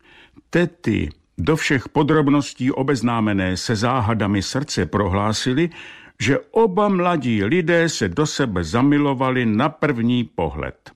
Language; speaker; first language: Czech; native; Czech